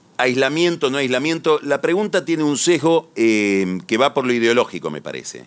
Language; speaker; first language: Spanish; native; Spanish